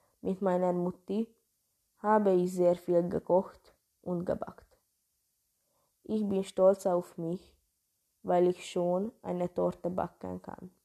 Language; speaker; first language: German; non-native, learner; Hungarian